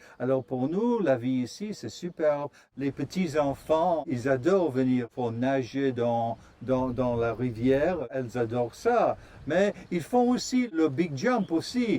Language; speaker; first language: French; non-native, fluent; English